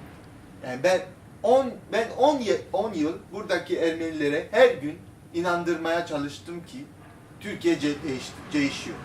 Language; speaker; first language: Turkish; non-native, local second language; Armenian